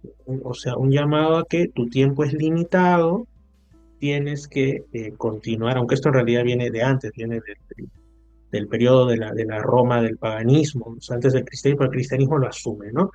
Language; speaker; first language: Spanish; native; Spanish